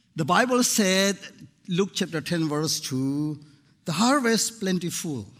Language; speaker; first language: English; non-native, fluent; Burmese